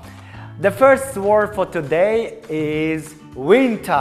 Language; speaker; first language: English; non-native, learner; Tajik